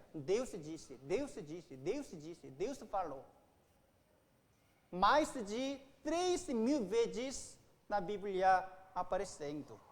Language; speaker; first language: Portuguese; non-native, fluent; Korean